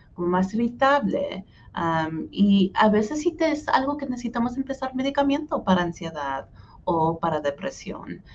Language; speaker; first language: Spanish; early bilingual, heritage; Spanish